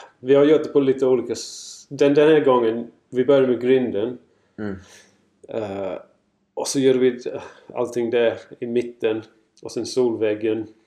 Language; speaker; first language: Swedish; non-native, fluent; English